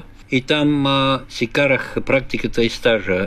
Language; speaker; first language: Bulgarian; native; Bulgarian